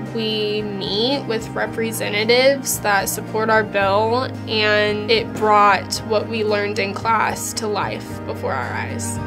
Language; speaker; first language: English; native; English